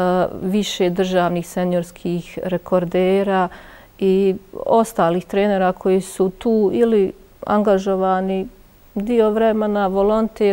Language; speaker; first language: Croatian; native; Croatian